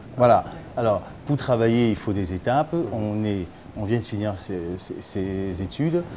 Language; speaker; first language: French; early bilingual, other home language; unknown